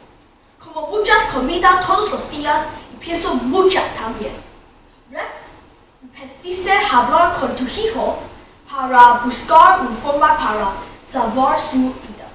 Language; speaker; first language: Spanish; non-native, learner; English